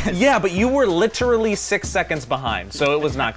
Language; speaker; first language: English; native; English